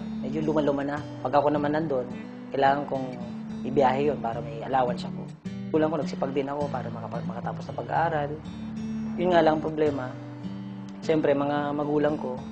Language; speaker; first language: Filipino; non-native, local second language; Iloko